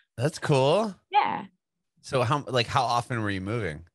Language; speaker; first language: English; native; English